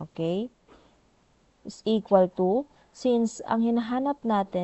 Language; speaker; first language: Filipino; native; Filipino